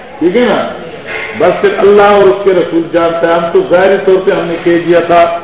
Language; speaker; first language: Urdu; non-native, local second language; Northern Hindko